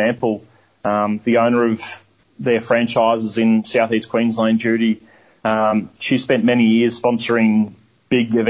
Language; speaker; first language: English; native; English